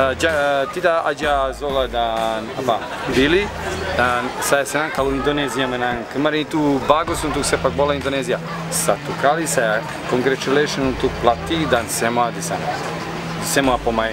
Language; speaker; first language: Indonesian; non-native, learner; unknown